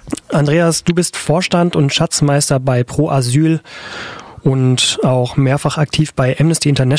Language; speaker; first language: German; native; German